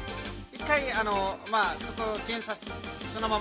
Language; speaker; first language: Japanese; non-native, fluent; Nepali